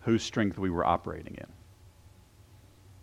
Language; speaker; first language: English; native; English